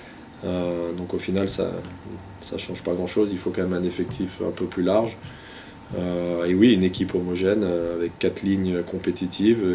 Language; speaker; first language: French; native; French